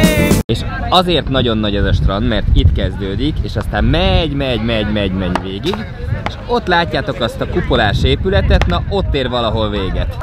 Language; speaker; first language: Hungarian; native; Hungarian